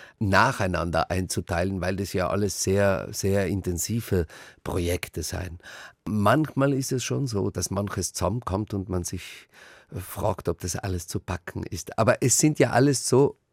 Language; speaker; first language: German; native; German